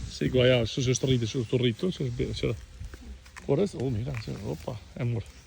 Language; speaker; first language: Spanish; non-native, learner; Albanian